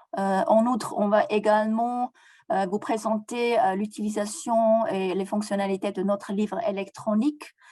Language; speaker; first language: French; non-native, local second language; German